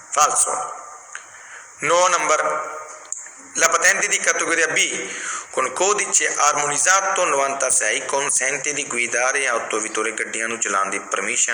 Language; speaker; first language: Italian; non-native, fluent; Punjabi